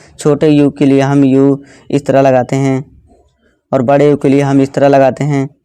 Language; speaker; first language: Hindi; native; Hindi